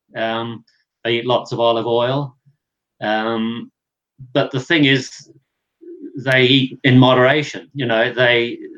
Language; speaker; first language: English; native; English